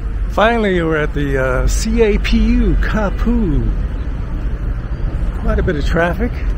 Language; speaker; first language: English; early bilingual, other home language; Spanish